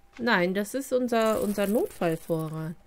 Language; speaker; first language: German; native; German